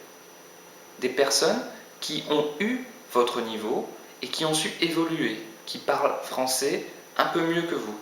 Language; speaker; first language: French; native; French